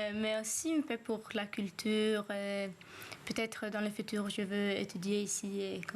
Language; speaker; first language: French; non-native, learner; Swedish